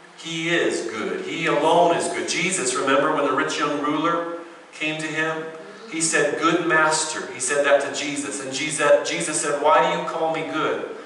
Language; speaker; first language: English; native; English